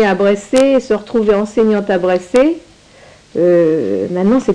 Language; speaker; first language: French; native; French